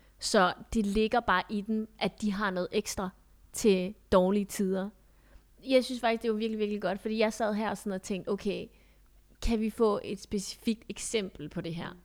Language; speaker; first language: Danish; early bilingual, other home language; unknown